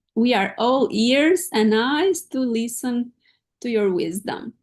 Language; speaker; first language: English; non-native, fluent; Albanian